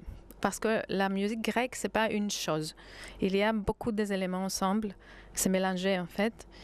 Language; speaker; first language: French; non-native, fluent; Greek